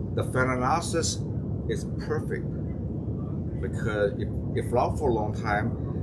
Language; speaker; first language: English; non-native, fluent; Chinese